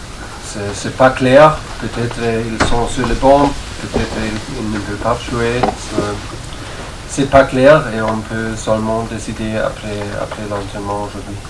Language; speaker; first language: French; non-native, fluent; German